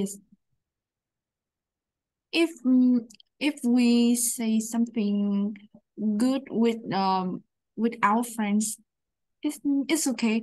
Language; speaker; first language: English; non-native, learner; Vietnamese